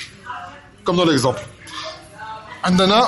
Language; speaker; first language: French; native; French